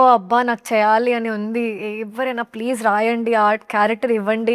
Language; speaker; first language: Telugu; non-native, learner; Hindi